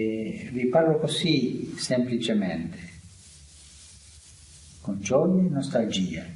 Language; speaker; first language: Italian; non-native, fluent; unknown